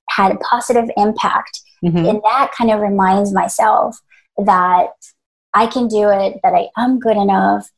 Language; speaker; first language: English; early bilingual, other home language; Spanish